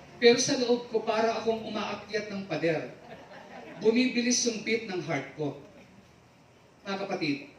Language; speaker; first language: Filipino; native; Filipino